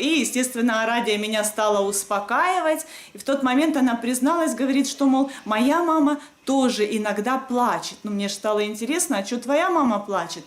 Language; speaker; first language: Russian; native; Russian